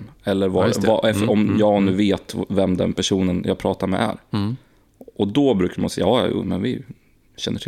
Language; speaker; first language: Swedish; native; Swedish